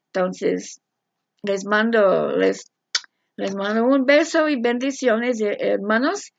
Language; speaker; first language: Spanish; non-native, fluent; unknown